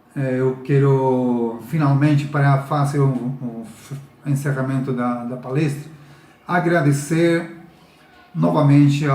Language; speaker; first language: Portuguese; non-native, learner; Spanish